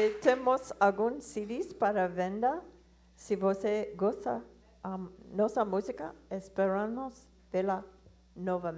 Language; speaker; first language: Portuguese; non-native, learner; English